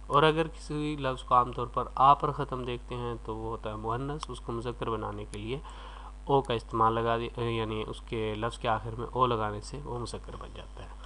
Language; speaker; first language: Urdu; native; Urdu